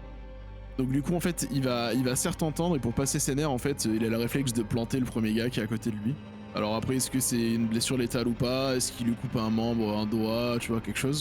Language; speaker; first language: French; native; French